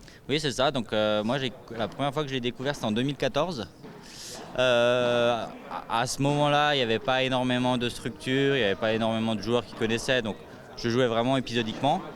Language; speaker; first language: French; native; French